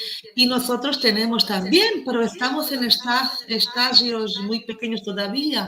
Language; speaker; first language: Spanish; non-native, fluent; Portuguese